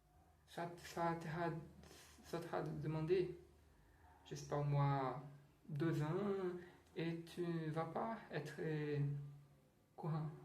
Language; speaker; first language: French; non-native, learner; Portuguese